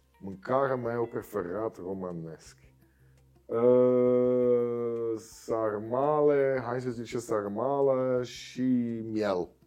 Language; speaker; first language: Romanian; non-native, learner; Dutch